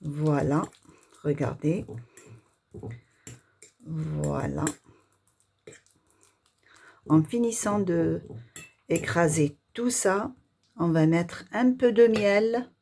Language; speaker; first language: French; non-native, local second language; Arabic